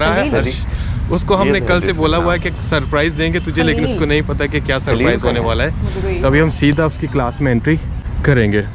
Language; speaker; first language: Hindi; native; Hindi